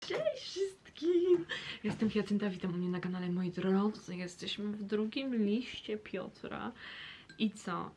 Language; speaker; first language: Polish; early bilingual, heritage; Polish